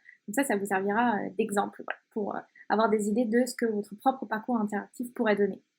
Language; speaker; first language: French; native; French